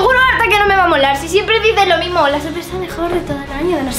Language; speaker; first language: Spanish; native; Spanish